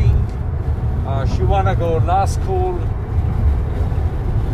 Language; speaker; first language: English; non-native, learner; Armenian